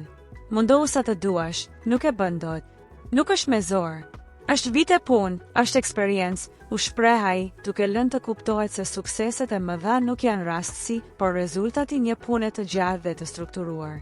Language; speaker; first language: Albanian; native; Albanian